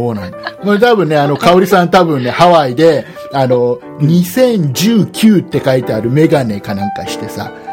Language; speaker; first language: Japanese; native; Japanese